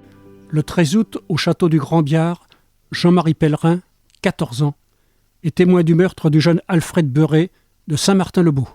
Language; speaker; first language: French; native; French